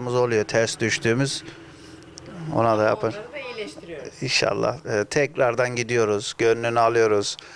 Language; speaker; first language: Turkish; native; Turkish